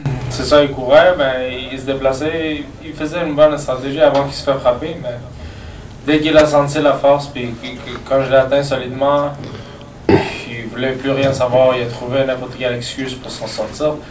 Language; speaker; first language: French; native; French